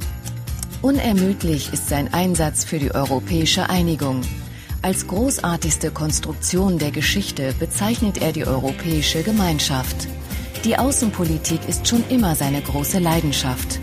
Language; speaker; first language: German; native; German